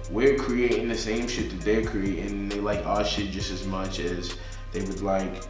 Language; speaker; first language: English; native; English